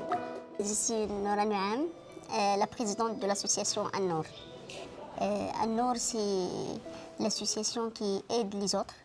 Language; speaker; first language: French; non-native, local second language; Arabic